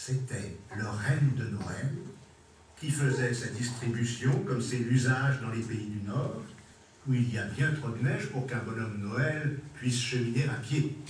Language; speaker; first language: French; native; French